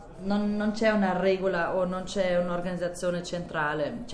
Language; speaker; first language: Italian; non-native, fluent; German